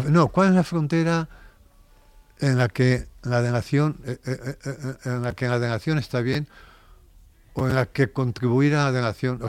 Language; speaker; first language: Spanish; native; Spanish